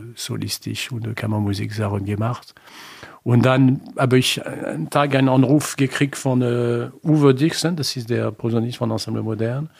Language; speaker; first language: German; non-native, fluent; French